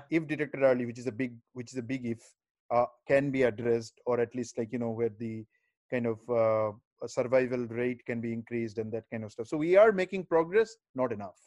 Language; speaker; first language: English; non-native, local second language; Bangla